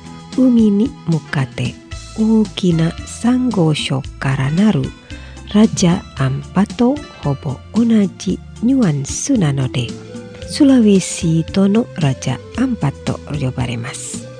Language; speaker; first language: Japanese; non-native, fluent; Indonesian